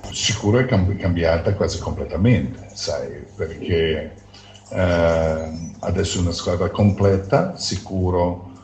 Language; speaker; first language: Italian; non-native, fluent; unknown